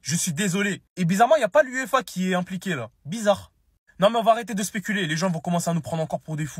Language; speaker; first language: French; native; French